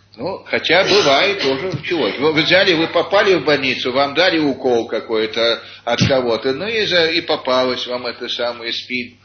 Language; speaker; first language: Russian; early bilingual, heritage; Russian